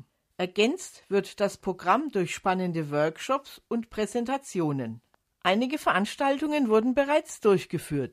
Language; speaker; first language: German; native; German